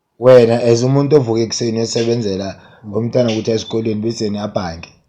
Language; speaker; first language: Zulu; native; Zulu